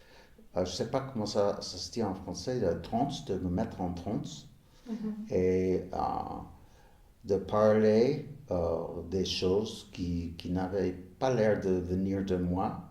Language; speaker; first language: French; non-native, fluent; English